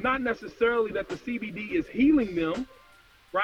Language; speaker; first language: English; native; English